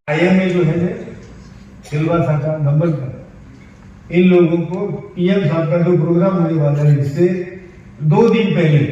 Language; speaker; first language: Hindi; non-native, local second language; Gujarati